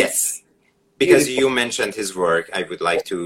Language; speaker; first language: English; non-native, fluent; Persian